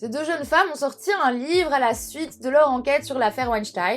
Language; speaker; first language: French; native; French